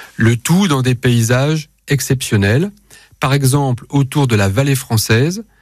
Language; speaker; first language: French; native; French